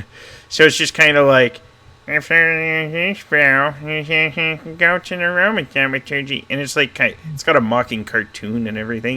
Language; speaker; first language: English; native; English